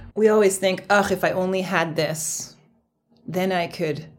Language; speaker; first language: English; native; English